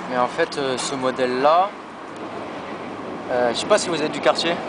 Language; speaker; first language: French; native; French